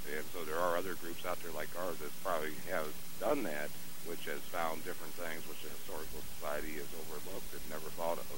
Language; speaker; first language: English; native; English